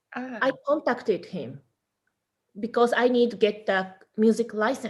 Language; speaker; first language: English; non-native, learner; Japanese